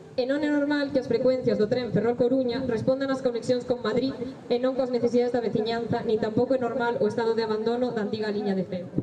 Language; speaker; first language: Galician; native; Galician